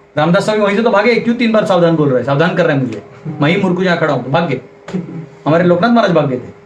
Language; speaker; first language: Hindi; non-native, local second language; Marathi